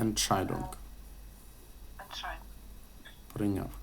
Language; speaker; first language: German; non-native, fluent; Ukrainian